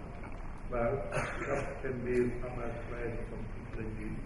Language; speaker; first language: English; non-native, fluent; Italian